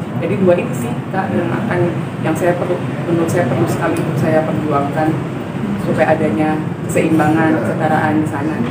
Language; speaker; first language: Indonesian; native; Indonesian